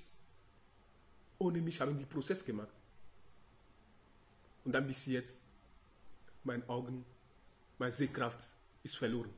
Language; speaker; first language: German; non-native, learner; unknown